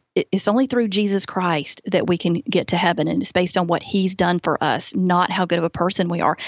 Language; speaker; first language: English; native; English